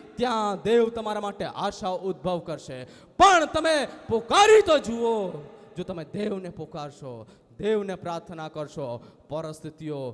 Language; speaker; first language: Gujarati; native; Gujarati